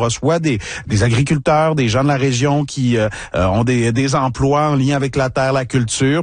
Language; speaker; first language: French; native; French